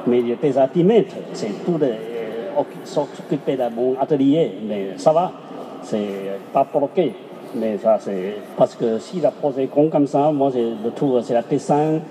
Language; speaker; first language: French; non-native, learner; Chinese